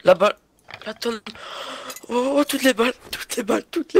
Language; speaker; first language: French; native; French